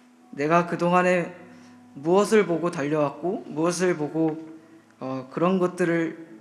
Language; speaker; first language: Korean; native; Korean